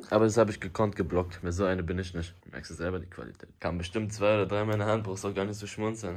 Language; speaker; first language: German; native; German